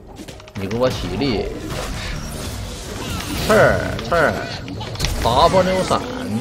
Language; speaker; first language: Chinese; native; Chinese